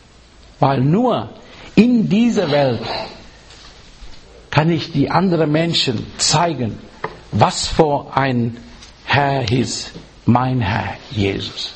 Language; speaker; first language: German; non-native, learner; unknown